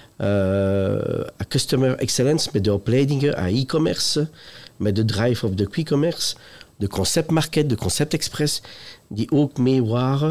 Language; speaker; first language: Dutch; non-native, local second language; French